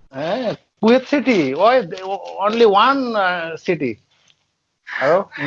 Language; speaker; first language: English; non-native, learner; Bangla